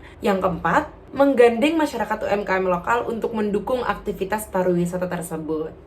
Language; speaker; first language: Indonesian; native; Indonesian